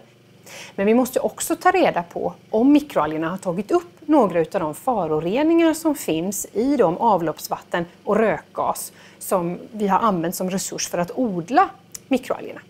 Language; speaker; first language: Swedish; native; Swedish